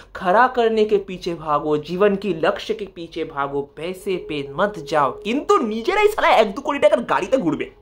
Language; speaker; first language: Hindi; non-native, local second language; Bangla